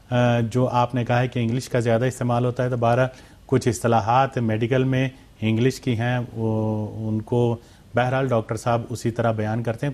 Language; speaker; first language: Urdu; native; Urdu